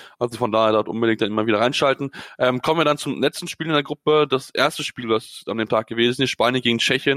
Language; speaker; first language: German; native; German